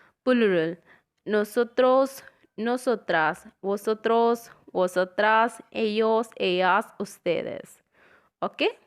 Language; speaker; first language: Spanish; non-native, learner; Hindi